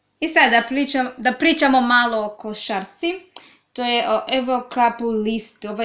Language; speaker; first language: Serbian; non-native, learner; Swahili